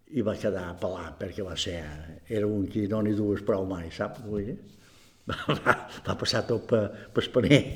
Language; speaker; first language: Catalan; native; Catalan